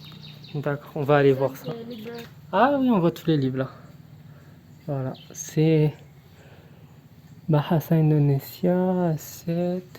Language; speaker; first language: French; native; French